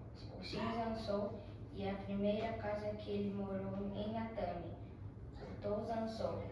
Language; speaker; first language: Portuguese; early bilingual, heritage; Portuguese